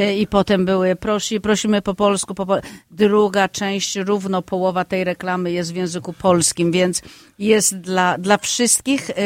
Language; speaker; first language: Polish; native; Polish